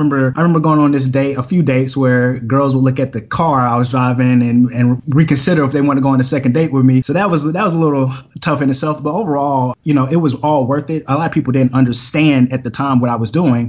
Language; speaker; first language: English; native; English